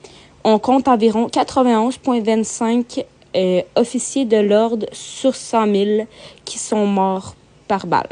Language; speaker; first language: French; native; French